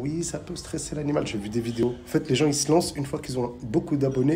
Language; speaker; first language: French; native; French